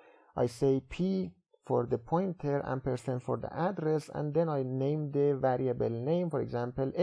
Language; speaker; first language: English; non-native, fluent; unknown